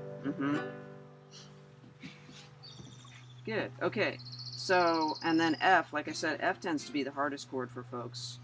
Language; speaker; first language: English; native; English